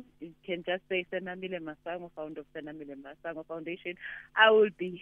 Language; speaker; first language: English; non-native, local second language; Zulu